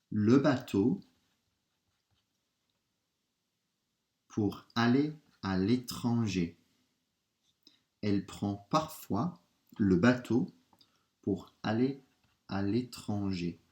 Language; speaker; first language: French; non-native, fluent; English